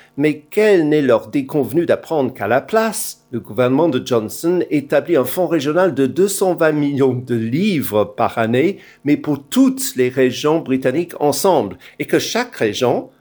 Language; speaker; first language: French; non-native, fluent; English